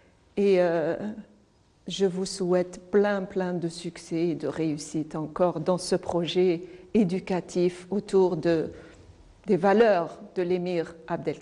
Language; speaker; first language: French; non-native, local second language; Arabic